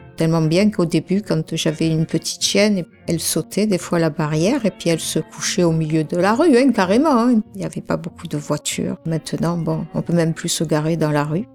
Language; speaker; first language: French; native; French